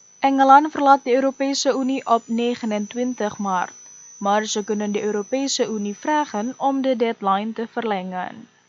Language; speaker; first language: Dutch; non-native, fluent; Indonesian